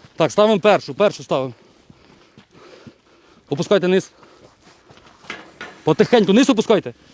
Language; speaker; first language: Ukrainian; native; Ukrainian